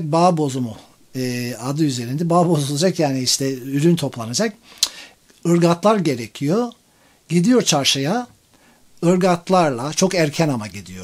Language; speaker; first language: Turkish; non-native, fluent; English